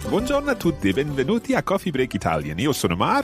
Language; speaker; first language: Italian; non-native, fluent; English